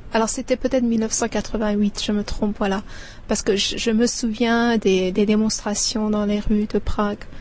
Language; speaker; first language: French; non-native, fluent; Persian